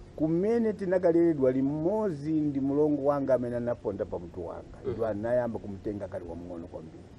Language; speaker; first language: Nyanja; non-native, local second language; Tumbuka